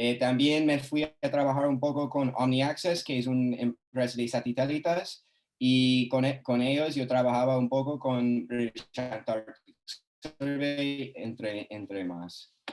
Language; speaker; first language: Spanish; non-native, fluent; English